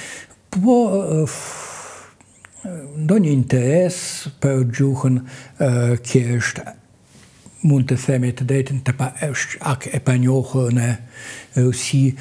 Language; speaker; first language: Albanian; non-native, fluent; Russian